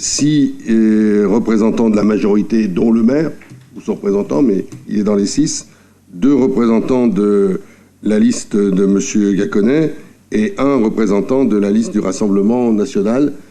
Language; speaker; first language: French; native; French